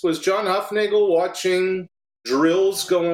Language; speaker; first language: English; native; English